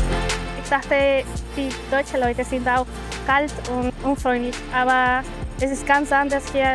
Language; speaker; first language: German; non-native, fluent; Spanish